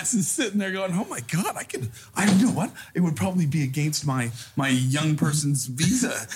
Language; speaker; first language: English; native; English